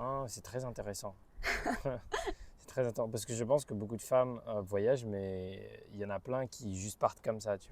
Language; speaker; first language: French; native; French